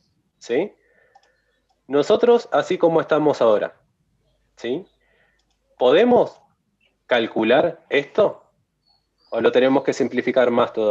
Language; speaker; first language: Spanish; native; Spanish